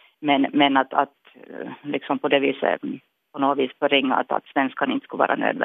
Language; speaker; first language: Swedish; native; Swedish